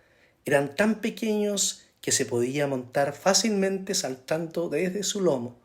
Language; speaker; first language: Spanish; native; Spanish